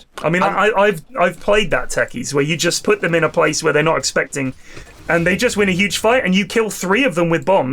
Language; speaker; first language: English; native; English